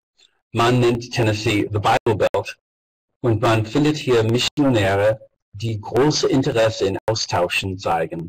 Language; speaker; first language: German; non-native, fluent; English